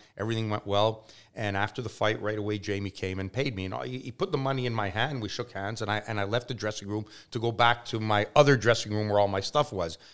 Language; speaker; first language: English; native; English